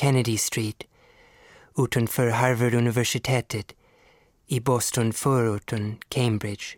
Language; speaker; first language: Swedish; non-native, fluent; English